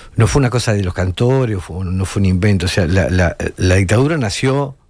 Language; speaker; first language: Spanish; native; Spanish